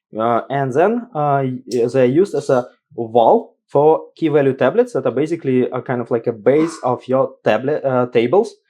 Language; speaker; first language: English; non-native, fluent; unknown